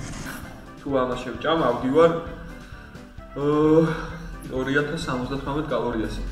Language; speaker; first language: Georgian; native; Georgian